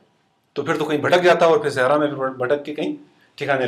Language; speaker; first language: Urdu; non-native, fluent; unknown